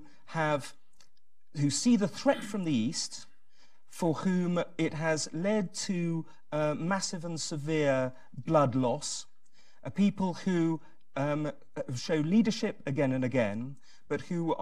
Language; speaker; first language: English; native; English